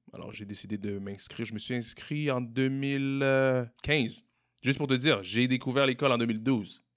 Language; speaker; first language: French; native; French